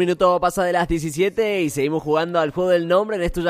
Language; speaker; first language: Spanish; native; Spanish